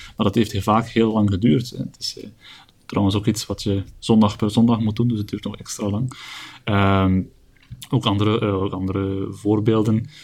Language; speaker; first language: Dutch; native; Dutch